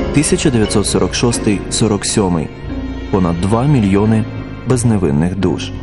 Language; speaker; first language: Ukrainian; native; Ukrainian